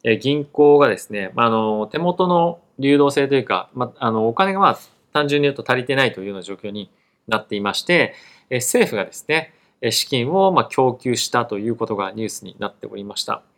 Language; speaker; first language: Japanese; native; Japanese